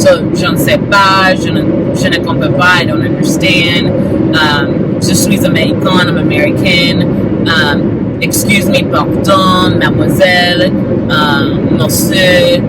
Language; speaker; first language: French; non-native, learner; English